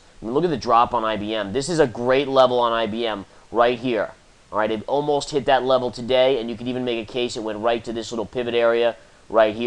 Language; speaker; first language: English; native; English